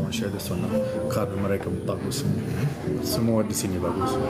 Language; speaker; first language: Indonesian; non-native, learner; English